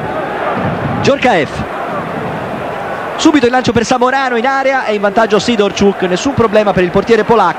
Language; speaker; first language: Italian; native; Italian